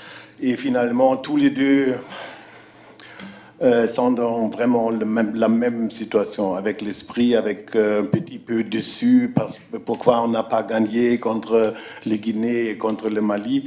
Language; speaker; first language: French; non-native, fluent; German